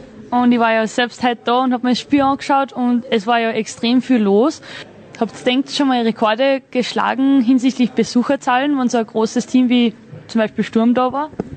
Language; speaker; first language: German; native; German